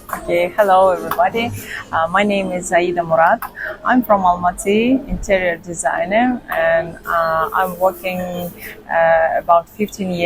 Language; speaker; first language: English; non-native, learner; Russian